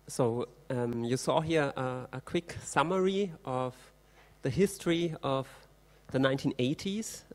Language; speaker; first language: English; non-native, fluent; German